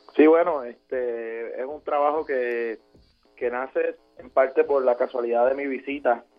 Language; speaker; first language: Spanish; native; Spanish